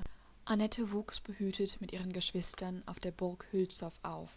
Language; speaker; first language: German; native; German